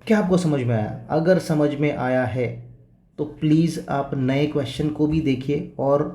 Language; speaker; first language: Hindi; non-native, local second language; Marathi